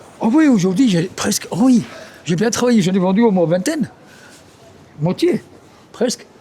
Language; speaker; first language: French; non-native, fluent; Punjabi